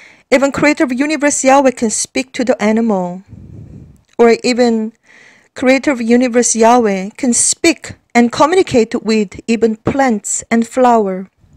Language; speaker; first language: English; non-native, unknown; Korean